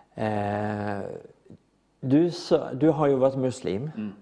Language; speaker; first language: Swedish; non-native, fluent; Norwegian